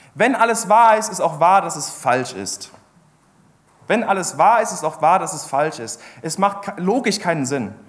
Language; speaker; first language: German; native; German